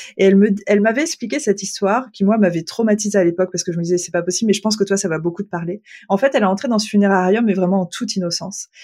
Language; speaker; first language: French; native; French